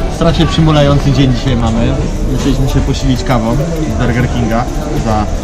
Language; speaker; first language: Polish; native; Polish